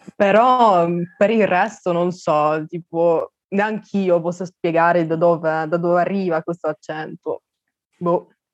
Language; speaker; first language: Italian; non-native, fluent; Russian